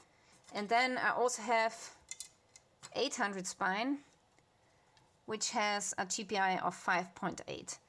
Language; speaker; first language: English; non-native, fluent; German